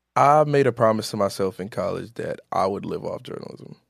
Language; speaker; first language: English; early bilingual, other home language; Yoruba